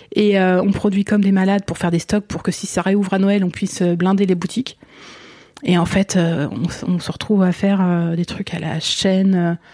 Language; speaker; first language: French; native; French